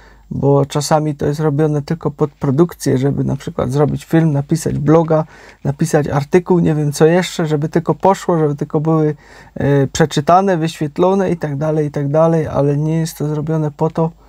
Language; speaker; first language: Polish; native; Polish